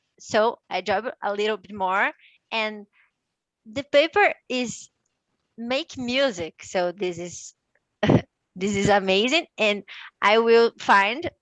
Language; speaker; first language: English; non-native, learner; Portuguese